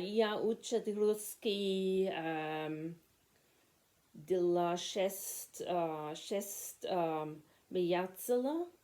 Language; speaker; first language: Russian; non-native, learner; German